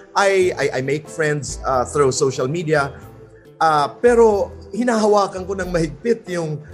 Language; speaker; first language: Filipino; native; Filipino